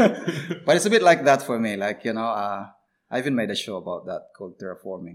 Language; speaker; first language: English; non-native, local second language; Cebuano